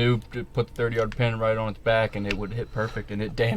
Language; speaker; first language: English; native; English